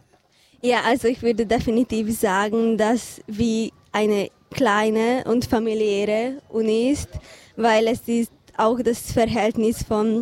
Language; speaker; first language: German; non-native, fluent; Hungarian